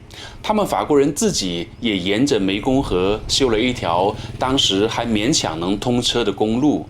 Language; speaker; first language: Chinese; native; Chinese